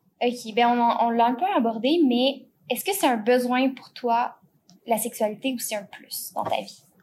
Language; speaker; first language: French; native; French